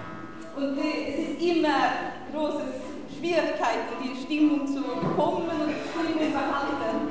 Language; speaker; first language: German; non-native, learner; Swedish